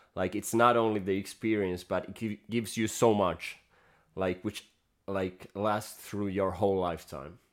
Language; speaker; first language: English; non-native, fluent; Finnish